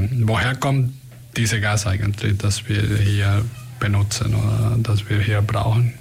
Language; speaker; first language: German; non-native, fluent; Spanish